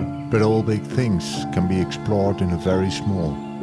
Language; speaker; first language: English; non-native, fluent; Dutch